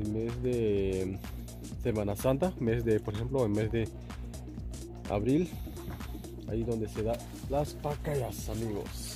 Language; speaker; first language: Spanish; native; Spanish